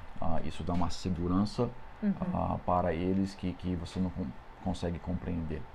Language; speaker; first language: Portuguese; non-native, fluent; English